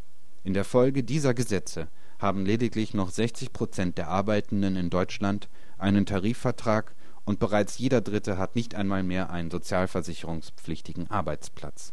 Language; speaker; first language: German; native; German